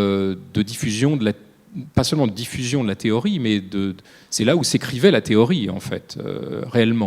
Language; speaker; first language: French; native; French